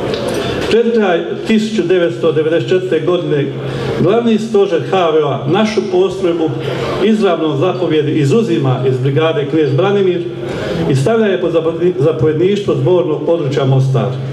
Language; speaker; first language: Croatian; native; Croatian